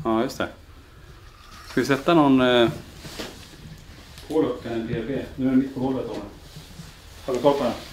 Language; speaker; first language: Swedish; native; Swedish